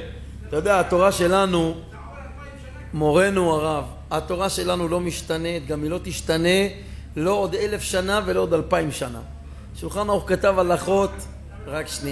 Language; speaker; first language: Hebrew; native; Hebrew